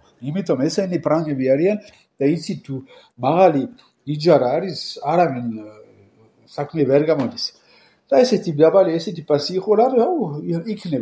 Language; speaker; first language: Georgian; non-native, learner; French